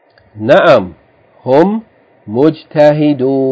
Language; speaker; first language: Arabic; non-native, fluent; English